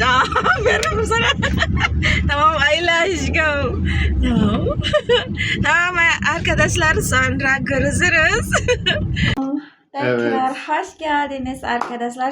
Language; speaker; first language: Turkish; non-native, learner; Indonesian